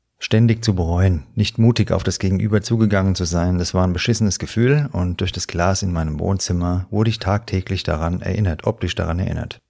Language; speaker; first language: German; native; German